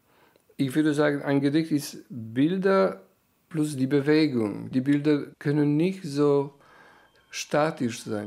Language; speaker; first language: German; non-native, fluent; Polish